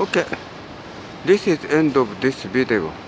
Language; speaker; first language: English; non-native, learner; Japanese